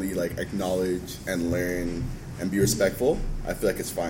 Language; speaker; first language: English; native; English